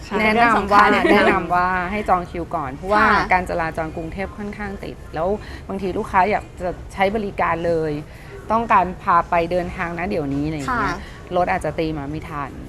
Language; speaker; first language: Thai; native; Thai